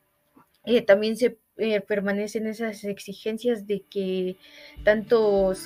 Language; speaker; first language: Spanish; native; Spanish